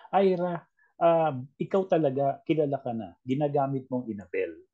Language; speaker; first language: Filipino; native; Filipino